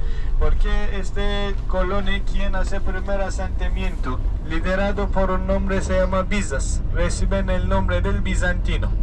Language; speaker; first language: Spanish; non-native, fluent; Turkish